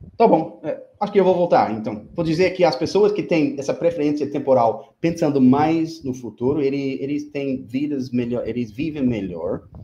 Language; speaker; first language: Portuguese; non-native, fluent; English